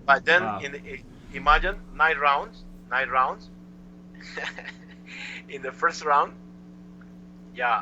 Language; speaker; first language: English; non-native, learner; Spanish